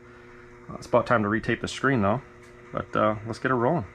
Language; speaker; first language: English; native; English